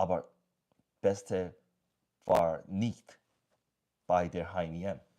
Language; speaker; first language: German; non-native, learner; English